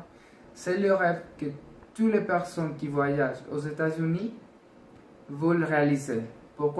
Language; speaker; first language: French; non-native, learner; Spanish